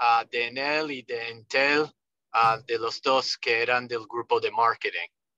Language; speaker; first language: Spanish; non-native, fluent; English